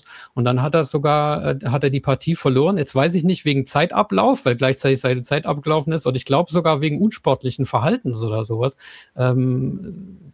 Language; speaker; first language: German; native; German